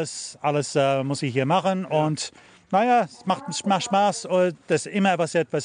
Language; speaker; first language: German; early bilingual, heritage; German